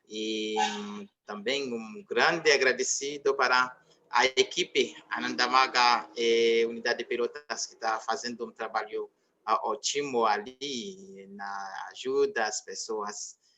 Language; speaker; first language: Portuguese; non-native, learner; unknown